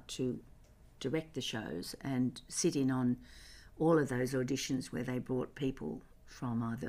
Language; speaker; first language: English; native; English